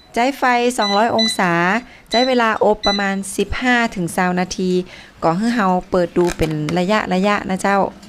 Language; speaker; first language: Thai; native; Thai